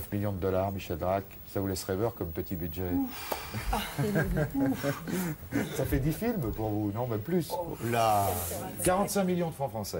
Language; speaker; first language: French; native; French